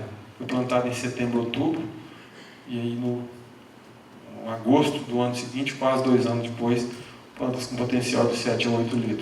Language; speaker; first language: Portuguese; native; Portuguese